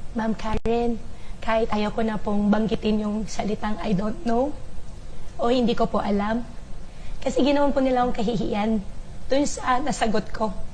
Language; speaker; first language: Filipino; non-native, local second language; Chinese